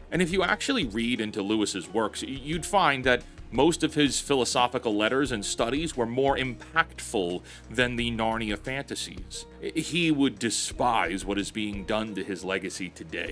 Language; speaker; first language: English; native; English